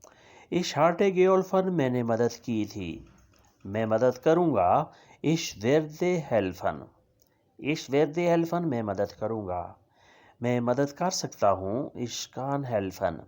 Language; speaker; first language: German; non-native, fluent; Urdu